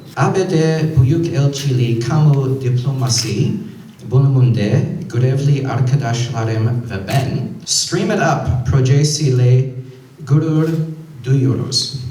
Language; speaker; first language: Turkish; non-native, learner; English